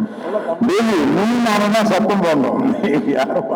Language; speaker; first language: Tamil; non-native, local second language; Telugu